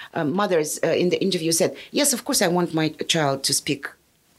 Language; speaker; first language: English; non-native, fluent; Yakut